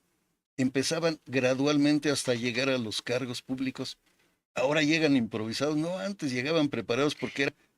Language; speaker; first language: Spanish; native; Spanish